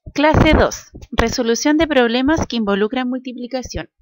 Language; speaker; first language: Spanish; native; Spanish